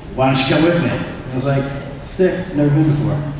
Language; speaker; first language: English; native; English